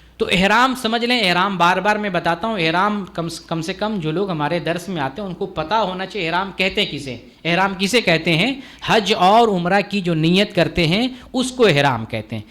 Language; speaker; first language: Urdu; native; Urdu